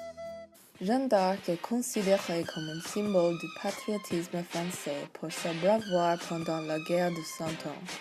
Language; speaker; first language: French; non-native, learner; English